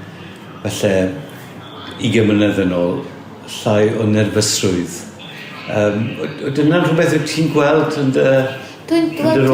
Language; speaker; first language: Welsh; native; Welsh